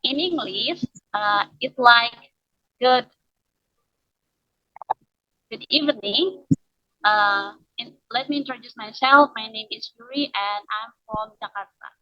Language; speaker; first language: English; non-native, learner; Indonesian